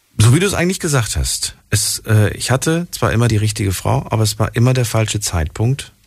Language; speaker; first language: German; native; German